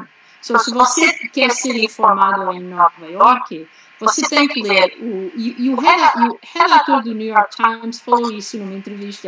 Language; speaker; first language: Portuguese; early bilingual, heritage; Portuguese